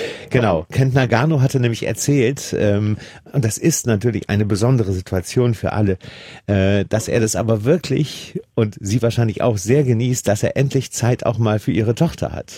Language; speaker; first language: German; native; German